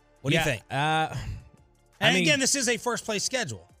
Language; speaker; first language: English; native; English